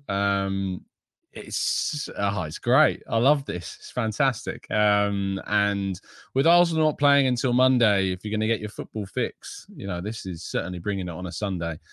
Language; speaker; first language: English; native; English